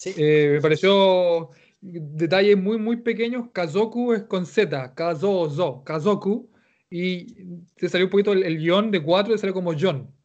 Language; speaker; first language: Spanish; native; Spanish